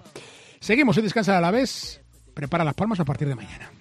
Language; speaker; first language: Spanish; native; Spanish